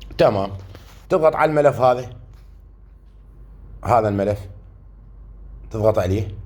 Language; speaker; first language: Arabic; native; Arabic